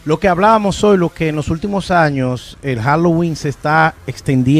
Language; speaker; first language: Spanish; native; Spanish